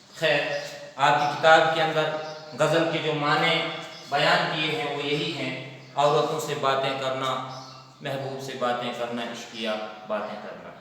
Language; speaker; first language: Urdu; non-native, local second language; Kashmiri